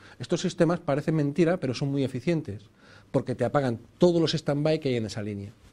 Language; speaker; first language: Spanish; native; Spanish